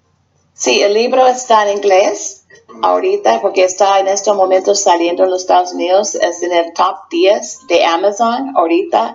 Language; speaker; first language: Spanish; non-native, fluent; English